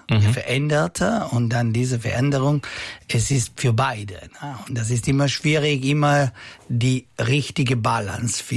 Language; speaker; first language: German; non-native, fluent; Italian